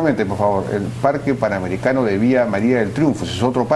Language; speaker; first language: Spanish; native; Spanish